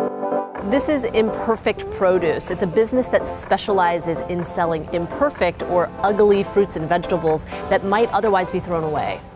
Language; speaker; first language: English; native; English